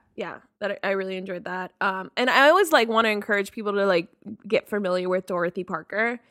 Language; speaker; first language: English; native; English